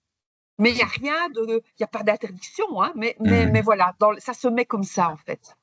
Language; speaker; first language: French; native; French